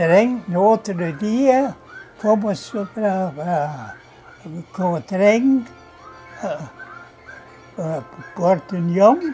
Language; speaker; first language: Portuguese; non-native, fluent; German